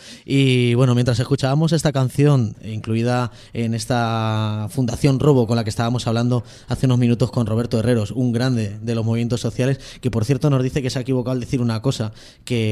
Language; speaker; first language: Spanish; native; Spanish